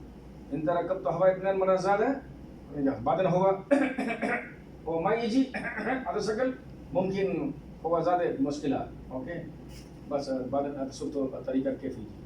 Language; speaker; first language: Arabic; non-native, learner; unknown